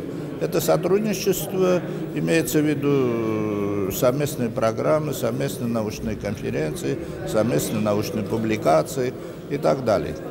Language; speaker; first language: Russian; non-native, fluent; Armenian